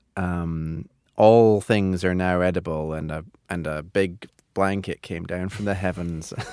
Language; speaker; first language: English; native; English